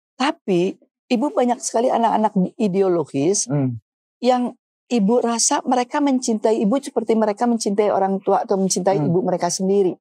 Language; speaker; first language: Indonesian; native; Indonesian